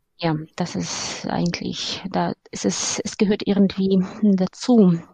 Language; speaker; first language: German; non-native, fluent; Russian